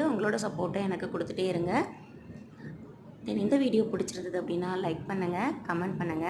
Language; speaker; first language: Tamil; native; Tamil